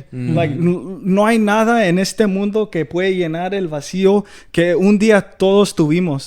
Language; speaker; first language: Spanish; early bilingual, heritage; Spanish